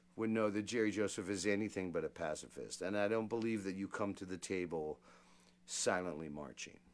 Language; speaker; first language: English; native; English